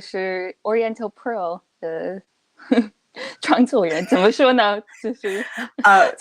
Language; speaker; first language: Chinese; non-native, fluent; English